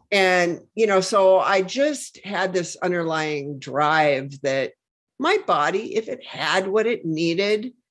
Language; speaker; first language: English; native; English